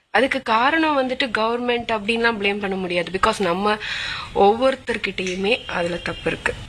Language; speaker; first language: Tamil; non-native, local second language; Malayalam